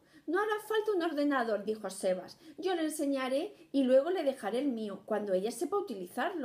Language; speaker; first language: Spanish; native; Spanish